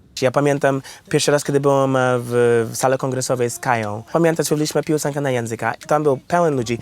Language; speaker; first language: Polish; non-native, learner; English